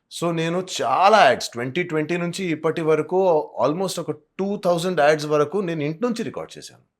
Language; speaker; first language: Telugu; non-native, local second language; Hindi